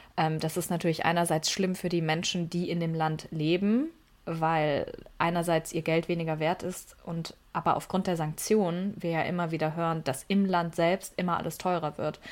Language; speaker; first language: German; early bilingual, other home language; Persian